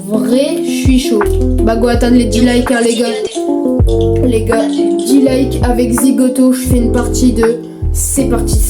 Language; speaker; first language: French; native; French